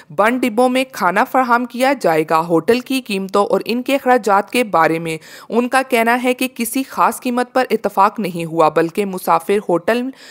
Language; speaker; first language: Urdu; native; Urdu